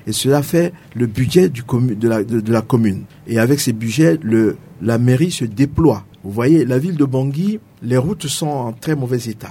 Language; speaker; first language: French; non-native, local second language; Sango